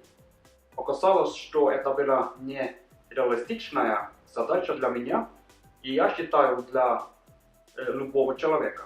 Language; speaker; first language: Russian; non-native, learner; Norwegian